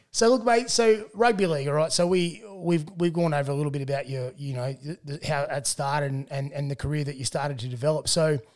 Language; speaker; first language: English; native; English